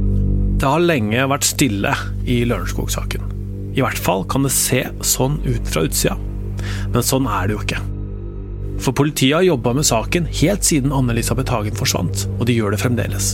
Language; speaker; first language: Norwegian; native; Norwegian